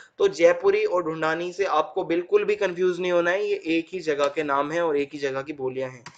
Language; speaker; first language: Hindi; native; Hindi